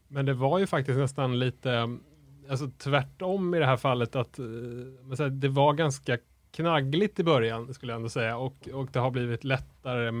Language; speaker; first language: Swedish; native; Swedish